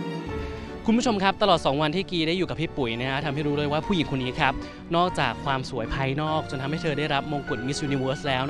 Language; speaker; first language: Thai; native; Thai